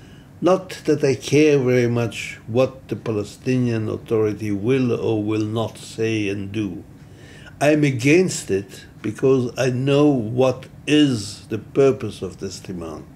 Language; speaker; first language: English; non-native, fluent; Hebrew